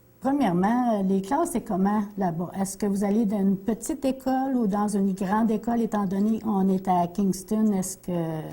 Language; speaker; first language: French; native; French